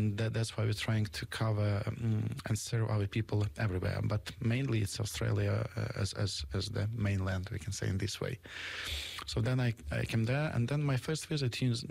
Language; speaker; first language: English; non-native, fluent; Ukrainian